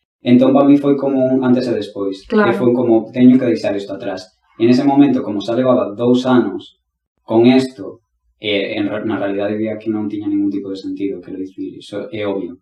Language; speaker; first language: Galician; non-native, local second language; Spanish